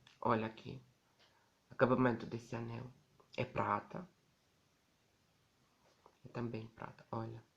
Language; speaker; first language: Portuguese; non-native, learner; Ukrainian